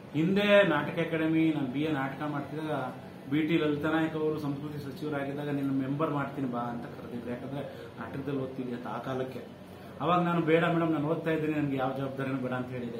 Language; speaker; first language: Kannada; non-native, local second language; Lambadi